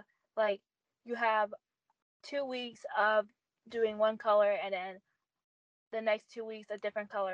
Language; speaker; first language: English; native; English